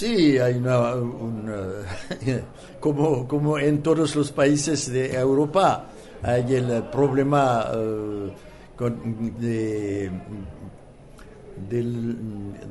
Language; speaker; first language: Spanish; non-native, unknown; French